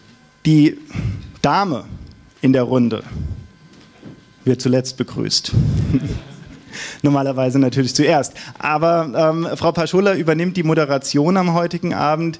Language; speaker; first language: German; native; German